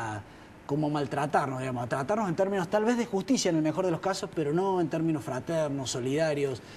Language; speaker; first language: Spanish; native; Spanish